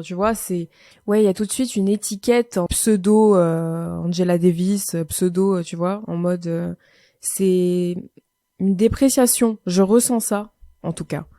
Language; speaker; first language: French; native; French